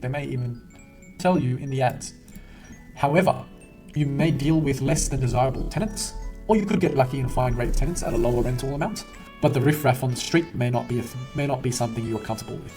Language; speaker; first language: English; native; English